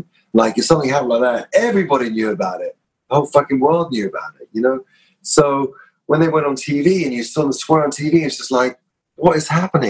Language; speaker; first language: English; native; English